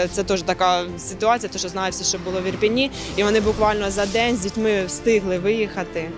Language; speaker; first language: Ukrainian; native; Ukrainian